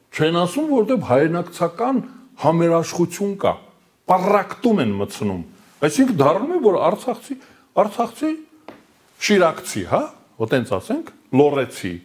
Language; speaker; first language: Armenian; native; Armenian